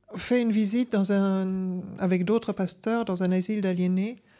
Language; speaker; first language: French; non-native, fluent; German